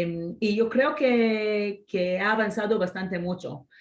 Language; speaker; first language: Spanish; non-native, fluent; Hebrew